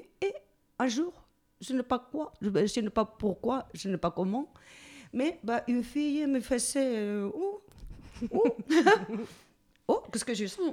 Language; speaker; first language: French; non-native, learner; Spanish